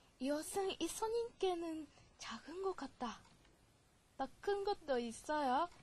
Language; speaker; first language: Korean; non-native, learner; Japanese